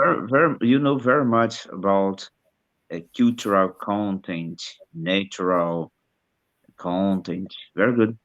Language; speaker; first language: English; non-native, learner; Portuguese